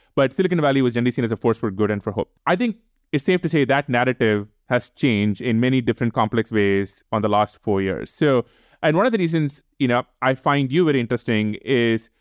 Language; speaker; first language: English; non-native, local second language; Tamil